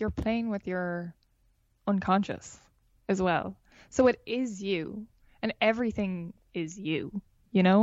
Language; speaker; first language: English; native; English